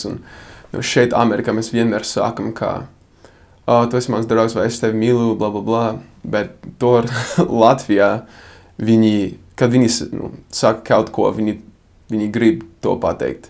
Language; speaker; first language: Latvian; non-native, fluent; English